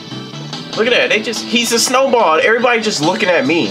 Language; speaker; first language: English; native; English